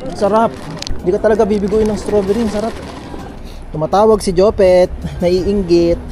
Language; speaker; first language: Filipino; native; Filipino